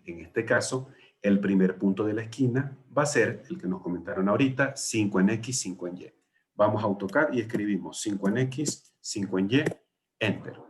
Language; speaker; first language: Spanish; native; Spanish